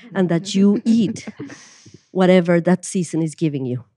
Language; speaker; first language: English; non-native, fluent; Spanish